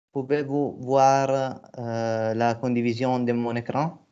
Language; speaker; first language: French; non-native, fluent; Italian